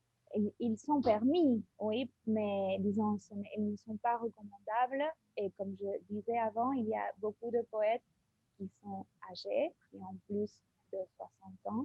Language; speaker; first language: French; non-native, fluent; Spanish